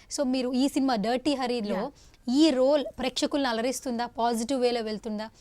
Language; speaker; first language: Telugu; native; Telugu